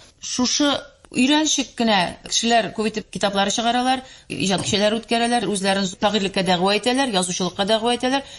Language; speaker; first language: Tatar; native; Tatar